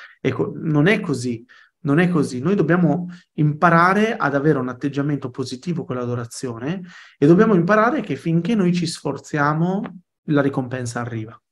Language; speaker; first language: Italian; early bilingual, other home language; Arabic